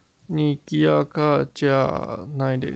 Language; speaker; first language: Japanese; non-native, learner; Chinese